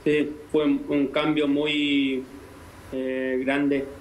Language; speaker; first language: Spanish; native; Spanish